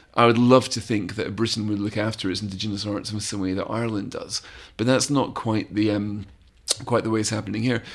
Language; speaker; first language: English; native; English